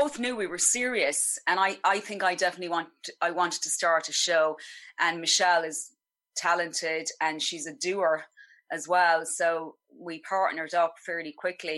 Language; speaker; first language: English; native; English